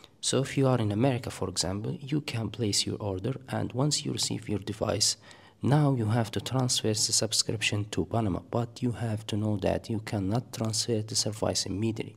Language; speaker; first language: English; non-native, fluent; Arabic